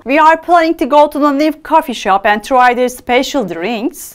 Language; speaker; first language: English; non-native, fluent; Turkish